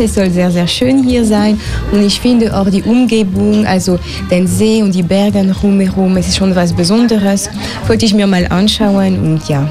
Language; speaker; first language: German; non-native, fluent; French